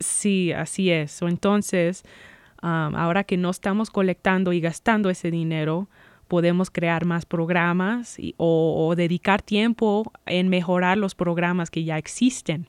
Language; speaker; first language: Spanish; early bilingual, heritage; Spanish